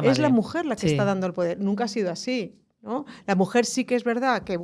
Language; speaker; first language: Spanish; native; Spanish